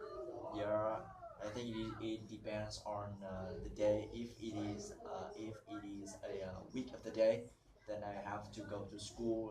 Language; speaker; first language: English; non-native, learner; Vietnamese